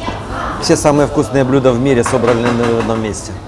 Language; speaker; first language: Russian; native; Russian